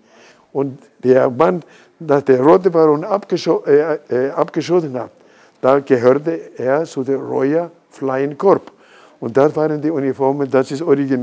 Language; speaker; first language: German; non-native, fluent; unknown